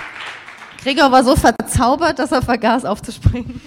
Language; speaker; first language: German; native; German